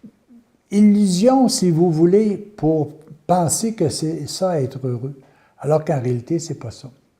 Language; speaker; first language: French; native; French